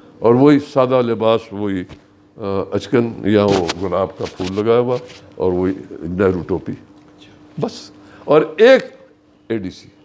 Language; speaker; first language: Urdu; non-native, local second language; Baluchi